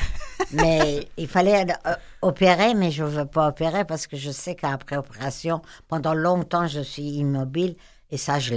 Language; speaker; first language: French; non-native, fluent; Persian